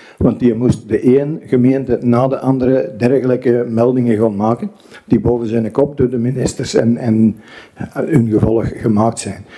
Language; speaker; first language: Dutch; native; Dutch